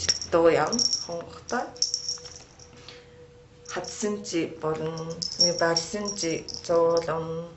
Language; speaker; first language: Mongolian; non-native, learner; Japanese